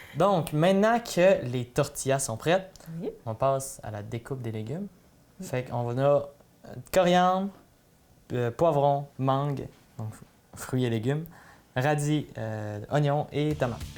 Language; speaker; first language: French; native; French